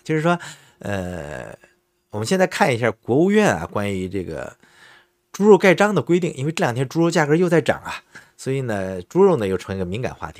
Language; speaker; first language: Chinese; native; Chinese